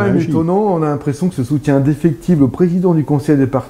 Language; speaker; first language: French; native; French